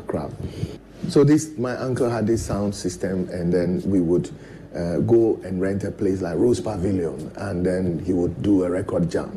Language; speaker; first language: English; non-native, local second language; Ewe